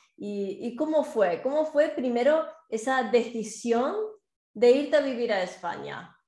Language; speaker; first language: Spanish; native; Spanish